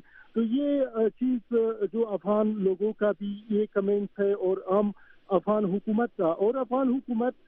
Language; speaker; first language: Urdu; non-native, fluent; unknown